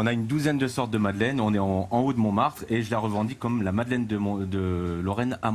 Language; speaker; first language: French; native; French